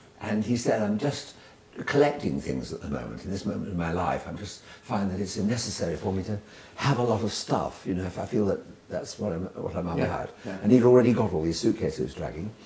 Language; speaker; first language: English; native; English